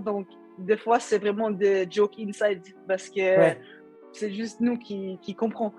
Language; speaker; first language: French; non-native, learner; Swedish